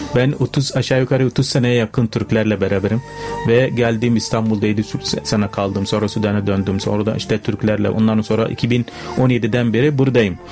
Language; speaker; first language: Turkish; non-native, fluent; Arabic